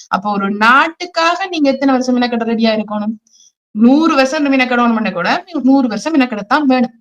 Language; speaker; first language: Tamil; early bilingual, heritage; Tamil